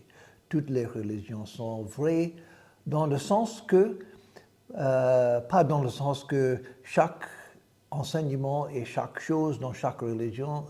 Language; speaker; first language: French; non-native, fluent; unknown